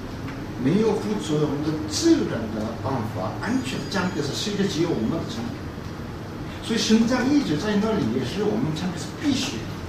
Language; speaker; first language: Chinese; non-native, fluent; Korean